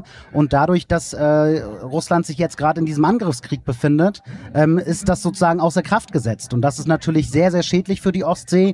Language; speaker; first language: German; native; German